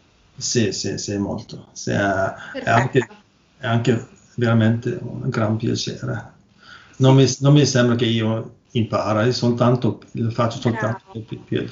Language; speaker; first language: Italian; non-native, learner; Norwegian